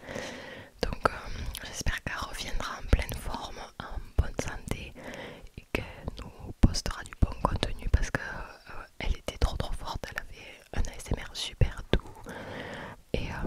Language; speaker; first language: French; native; French